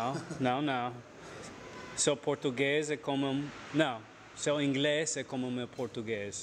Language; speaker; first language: Portuguese; non-native, learner; English